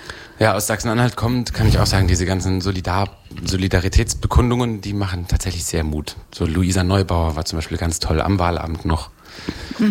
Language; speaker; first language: German; native; German